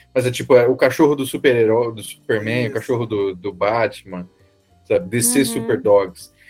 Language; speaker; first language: Portuguese; native; Portuguese